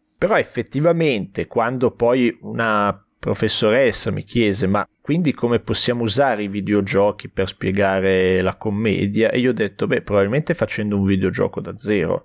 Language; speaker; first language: Italian; native; Italian